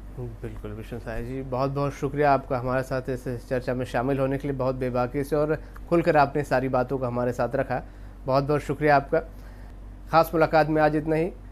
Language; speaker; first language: Hindi; native; Hindi